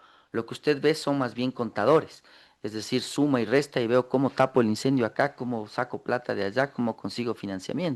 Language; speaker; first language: Spanish; native; Spanish